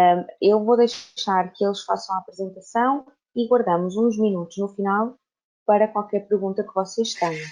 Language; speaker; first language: Portuguese; native; Portuguese